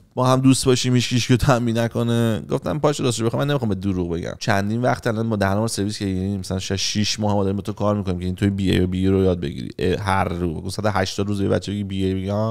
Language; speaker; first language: Persian; native; Persian